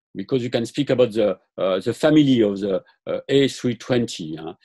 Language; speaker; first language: English; non-native, fluent; French